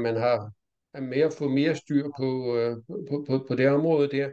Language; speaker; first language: Danish; native; Danish